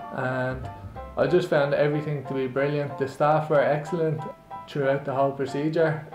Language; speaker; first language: English; native; English